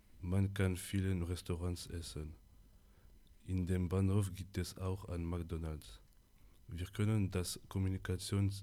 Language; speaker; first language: German; non-native, learner; French